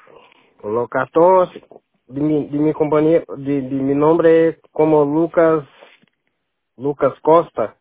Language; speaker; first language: Spanish; non-native, learner; Portuguese